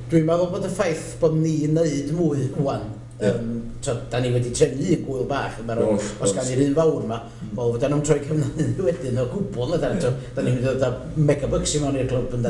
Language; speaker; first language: Welsh; native; Welsh